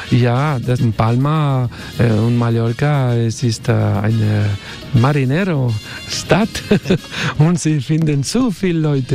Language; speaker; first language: German; non-native, learner; Spanish